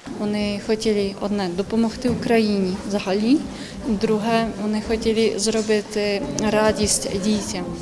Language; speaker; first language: Ukrainian; non-native, fluent; Czech